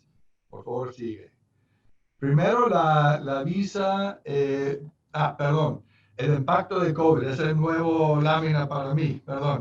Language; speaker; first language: Spanish; non-native, fluent; English